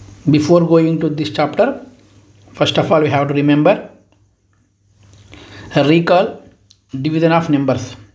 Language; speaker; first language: English; non-native, local second language; Telugu